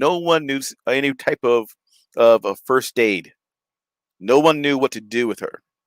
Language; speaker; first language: English; native; English